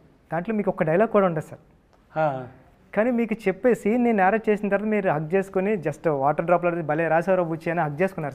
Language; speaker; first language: Telugu; native; Telugu